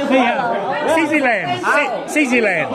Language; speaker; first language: Chinese; non-native, learner; English